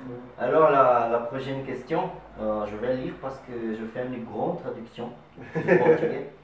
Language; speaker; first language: French; non-native, learner; Portuguese